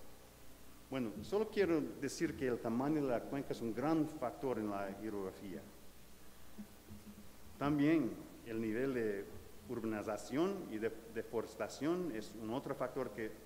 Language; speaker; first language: Spanish; non-native, fluent; English